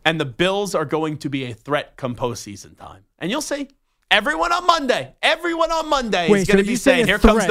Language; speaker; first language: English; native; English